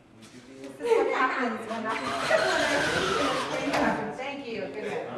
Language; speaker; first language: English; native; English